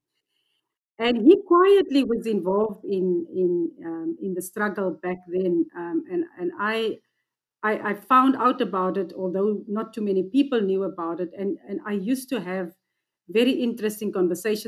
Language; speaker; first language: English; non-native, local second language; Afrikaans